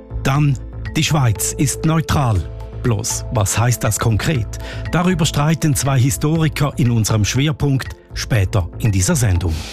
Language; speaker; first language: German; native; German